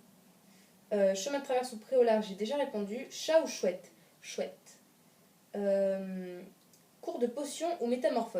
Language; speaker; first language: French; native; French